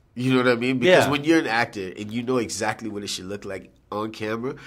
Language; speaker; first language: English; native; English